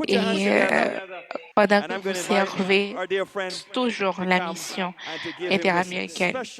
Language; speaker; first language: French; non-native, fluent; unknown